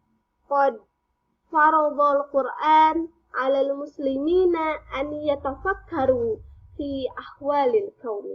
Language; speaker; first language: Arabic; non-native, fluent; Indonesian